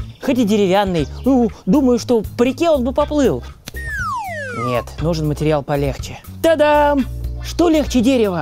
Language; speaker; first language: Russian; native; Russian